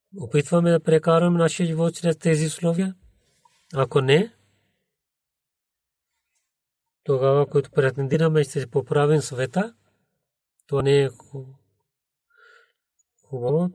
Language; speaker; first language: Bulgarian; non-native, learner; Urdu